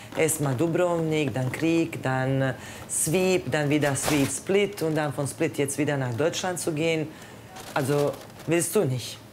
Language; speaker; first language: German; non-native, fluent; Croatian